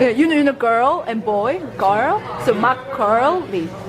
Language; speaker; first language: English; non-native, fluent; Korean